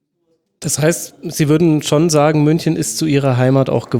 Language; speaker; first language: German; native; German